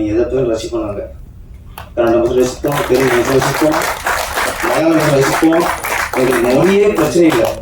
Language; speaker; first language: Tamil; native; Tamil